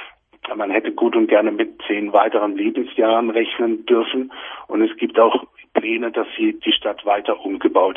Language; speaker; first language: German; native; German